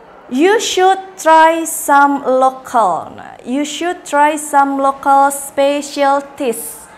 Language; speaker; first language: English; non-native, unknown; Indonesian